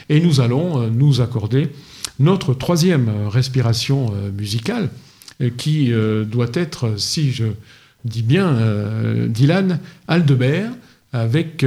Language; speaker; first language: French; native; French